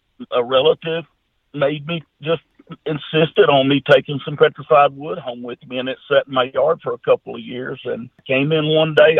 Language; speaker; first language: English; native; English